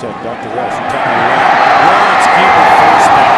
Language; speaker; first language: English; native; English